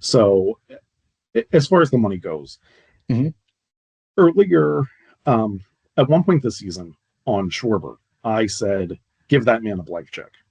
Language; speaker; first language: English; native; English